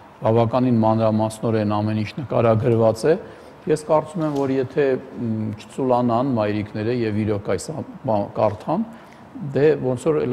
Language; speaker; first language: Armenian; native; Armenian